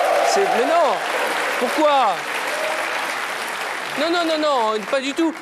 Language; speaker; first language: French; native; French